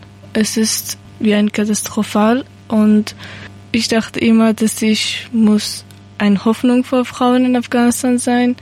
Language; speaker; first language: German; non-native, learner; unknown